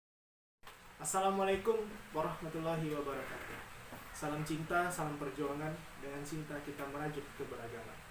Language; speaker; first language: Indonesian; native; Indonesian